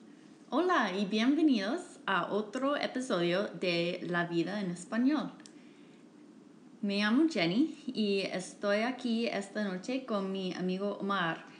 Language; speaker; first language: Spanish; non-native, fluent; English